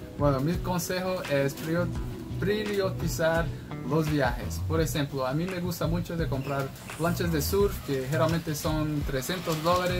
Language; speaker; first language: Spanish; non-native, fluent; English